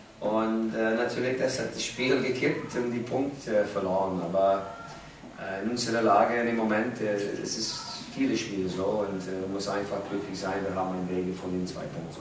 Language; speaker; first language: German; non-native, fluent; English